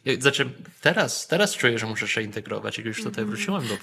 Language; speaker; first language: Polish; early bilingual, heritage; Polish